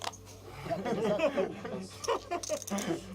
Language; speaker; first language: German; non-native, learner; Croatian